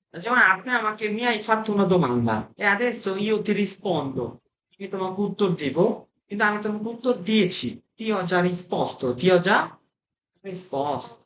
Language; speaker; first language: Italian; non-native, fluent; Bangla